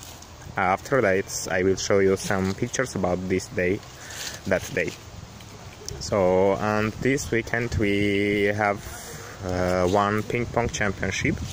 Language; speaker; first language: English; non-native, learner; Armenian